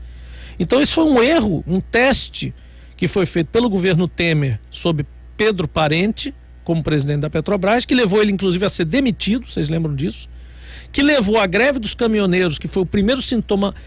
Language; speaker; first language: Portuguese; native; Portuguese